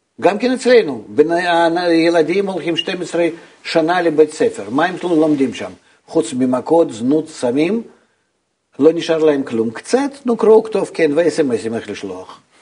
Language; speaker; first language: Hebrew; non-native, fluent; Russian